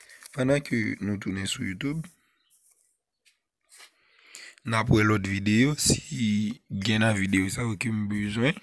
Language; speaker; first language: French; non-native, learner; Haitian Creole